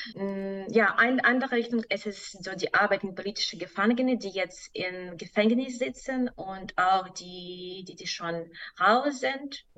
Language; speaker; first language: German; non-native, fluent; Russian